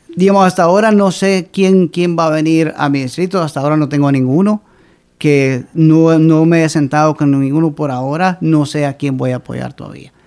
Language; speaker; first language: Spanish; native; Spanish